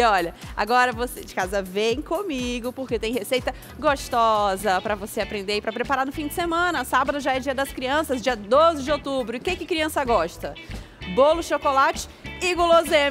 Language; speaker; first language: Portuguese; native; Portuguese